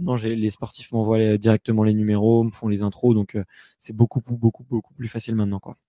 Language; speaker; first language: French; native; French